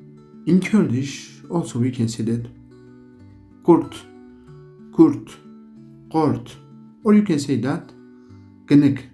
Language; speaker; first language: English; non-native, learner; Kurdish